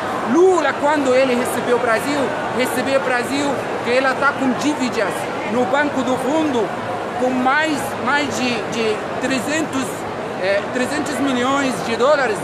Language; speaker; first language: Portuguese; non-native, learner; Arabic